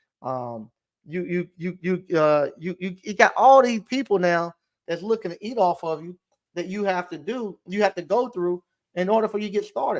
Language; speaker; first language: English; native; English